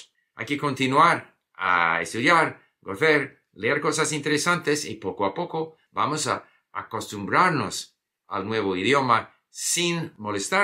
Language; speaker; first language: Spanish; non-native, fluent; English